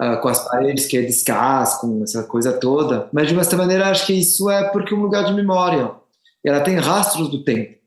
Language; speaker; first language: Portuguese; non-native, fluent; French